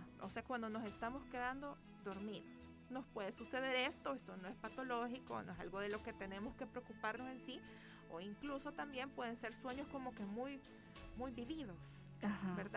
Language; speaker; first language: Spanish; native; Spanish